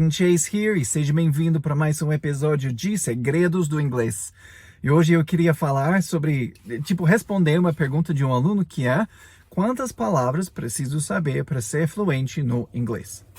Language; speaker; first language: Portuguese; non-native, fluent; English